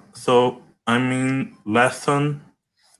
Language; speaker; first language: English; non-native, learner; Portuguese